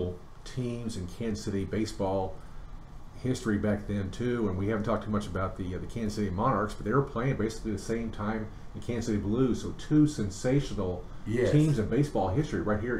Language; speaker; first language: English; native; English